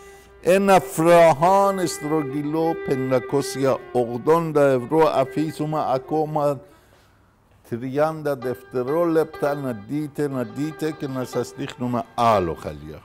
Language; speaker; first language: Greek; non-native, learner; Persian